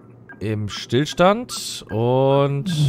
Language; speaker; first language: German; native; German